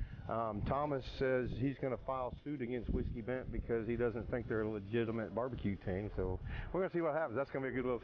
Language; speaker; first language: English; native; English